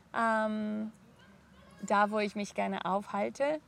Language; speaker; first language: German; non-native, fluent; Spanish